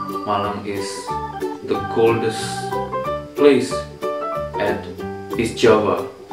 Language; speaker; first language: English; non-native, learner; Javanese